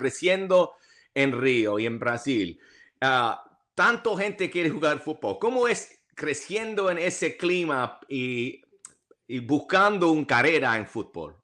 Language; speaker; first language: Spanish; early bilingual, heritage; English